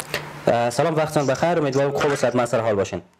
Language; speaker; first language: Persian; native; Persian